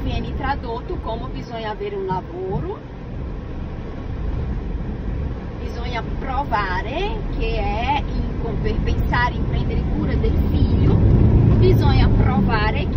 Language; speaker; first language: Italian; non-native, fluent; Portuguese